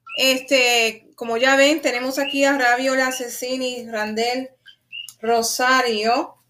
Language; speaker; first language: Spanish; early bilingual, heritage; Spanish